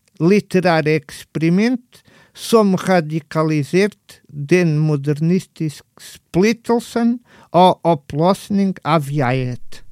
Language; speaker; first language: Norwegian; non-native, fluent; Portuguese